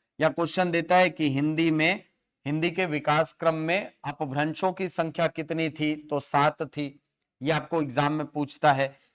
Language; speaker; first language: Hindi; native; Hindi